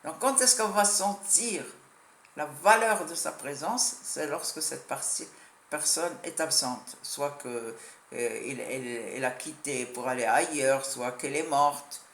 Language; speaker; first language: French; non-native, local second language; Arabic